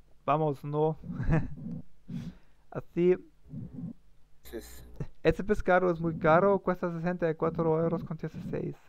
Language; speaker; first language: Spanish; non-native, learner; German